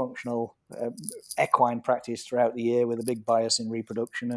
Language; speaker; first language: English; native; English